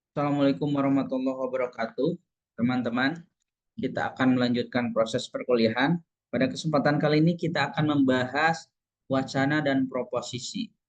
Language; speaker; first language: Indonesian; non-native, local second language; Sundanese